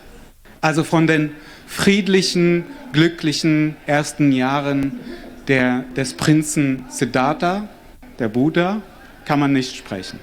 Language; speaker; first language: German; non-native, fluent; Arabic